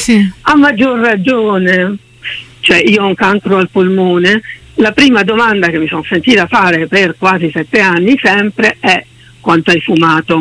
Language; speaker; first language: Italian; native; Italian